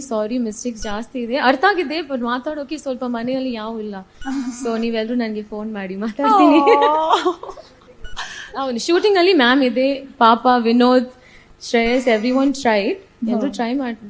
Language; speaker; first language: Kannada; non-native, learner; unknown